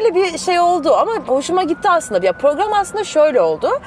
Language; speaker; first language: Turkish; early bilingual, other home language; Russian